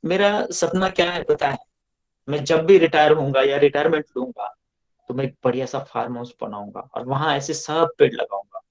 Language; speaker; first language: Hindi; non-native, local second language; Marathi